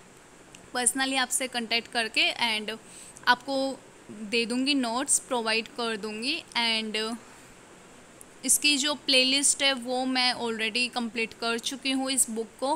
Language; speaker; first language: Hindi; native; Hindi